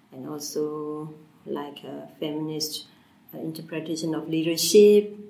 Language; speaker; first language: English; non-native, fluent; Burmese